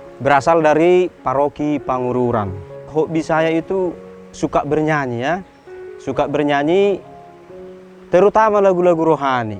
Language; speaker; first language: Indonesian; non-native, local second language; Batak Toba